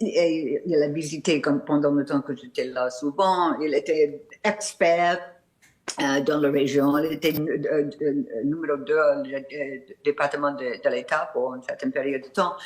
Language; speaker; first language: French; non-native, fluent; English